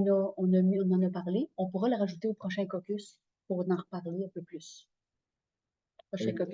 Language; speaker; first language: French; native; French